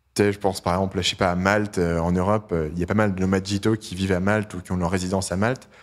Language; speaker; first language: French; native; French